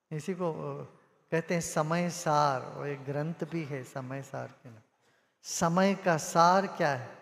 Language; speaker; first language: Hindi; non-native, local second language; Tamil